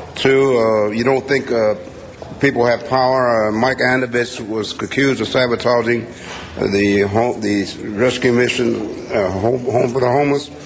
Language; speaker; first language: English; native; English